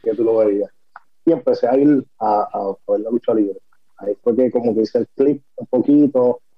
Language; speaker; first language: Spanish; native; Spanish